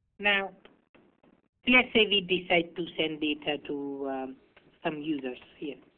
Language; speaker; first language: English; non-native, local second language; Hindi